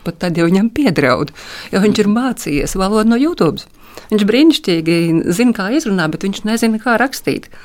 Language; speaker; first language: Latvian; native; Latvian